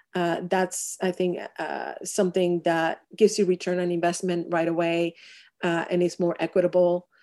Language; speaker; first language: English; non-native, fluent; Spanish